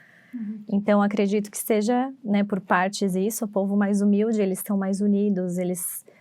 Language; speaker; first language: Portuguese; native; Portuguese